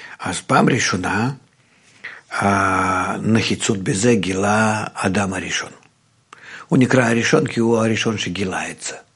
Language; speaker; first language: Hebrew; native; Hebrew